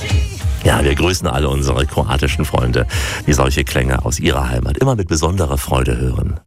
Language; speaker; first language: German; native; German